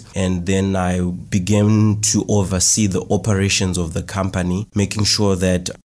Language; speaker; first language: English; non-native, local second language; Shona